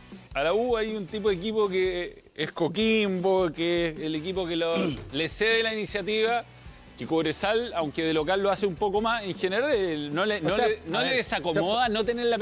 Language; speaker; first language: Spanish; native; Spanish